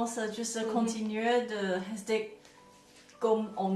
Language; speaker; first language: French; non-native, fluent; Chinese